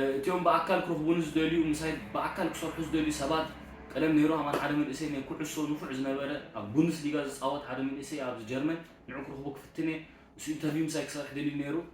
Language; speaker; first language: Tigrinya; early bilingual, heritage; Tigrinya